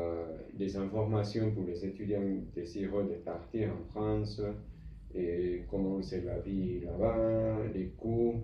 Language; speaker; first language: French; non-native, fluent; Spanish